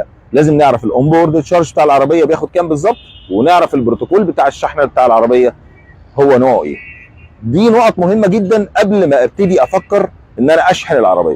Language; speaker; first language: Arabic; native; Arabic